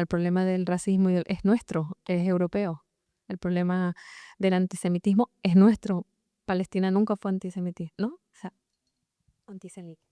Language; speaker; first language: Spanish; native; Spanish